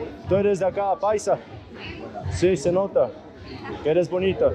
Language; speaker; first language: Spanish; non-native, learner; Portuguese